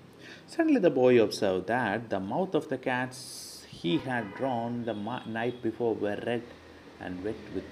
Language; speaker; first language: English; non-native, local second language; Malayalam